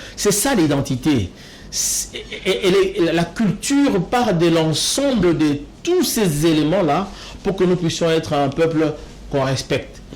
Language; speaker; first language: French; non-native, local second language; Lingala